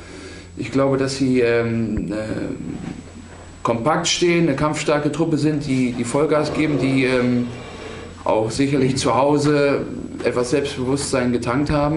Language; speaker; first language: German; native; German